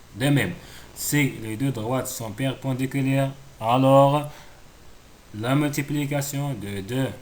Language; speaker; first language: French; non-native, local second language; Arabic